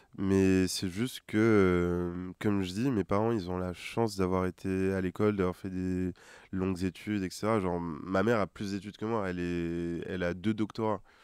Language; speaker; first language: French; non-native, local second language; Wolof